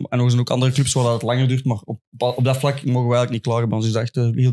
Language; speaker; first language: Dutch; native; Dutch